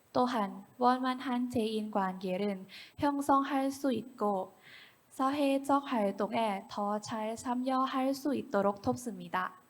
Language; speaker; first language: Korean; non-native, learner; Thai